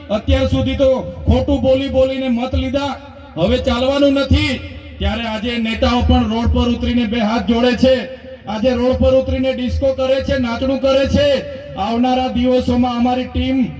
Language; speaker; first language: Gujarati; non-native, local second language; Vasavi